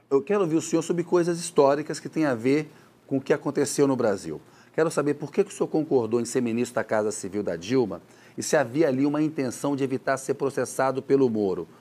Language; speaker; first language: Portuguese; native; Portuguese